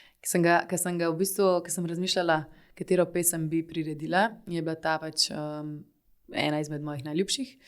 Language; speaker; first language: Slovenian; native; Slovenian